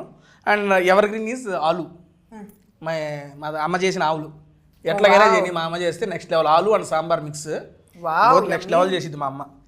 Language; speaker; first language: Telugu; native; Telugu